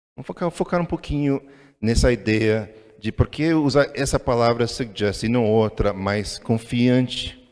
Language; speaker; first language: Portuguese; non-native, fluent; English